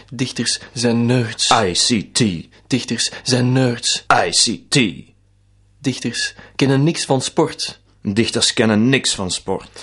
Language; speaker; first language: Dutch; native; Dutch